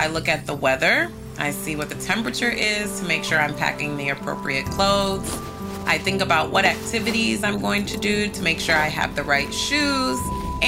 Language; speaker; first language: English; native; English